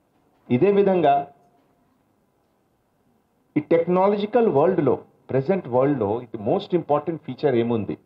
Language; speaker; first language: Telugu; non-native, local second language; Hindi